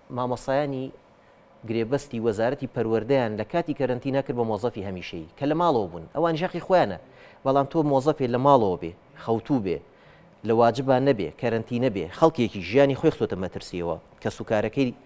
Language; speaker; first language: Central Kurdish; native; Central Kurdish